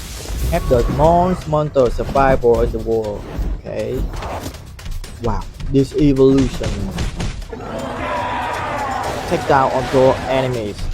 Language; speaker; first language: English; non-native, learner; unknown